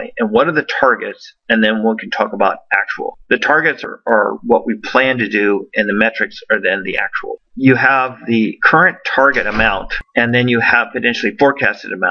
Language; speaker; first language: English; native; English